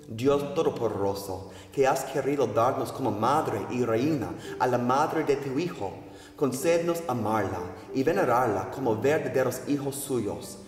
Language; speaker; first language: Spanish; non-native, learner; English